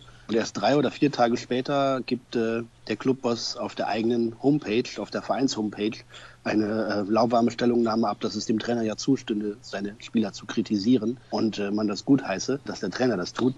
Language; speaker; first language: German; native; German